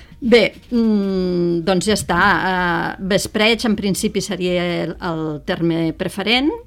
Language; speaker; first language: Catalan; native; Catalan